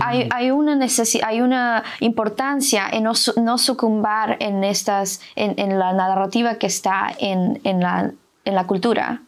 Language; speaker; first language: Spanish; native; Spanish